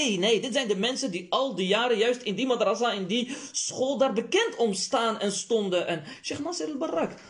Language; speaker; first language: Dutch; early bilingual, other home language; Arabic